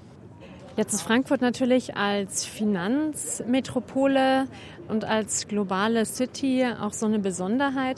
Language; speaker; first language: German; native; German